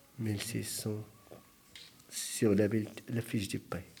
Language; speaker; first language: French; non-native, learner; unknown